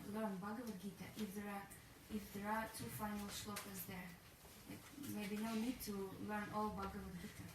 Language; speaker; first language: English; non-native, learner; Russian